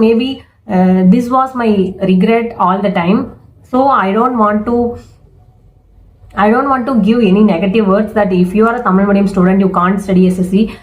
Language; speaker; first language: English; non-native, learner; Tamil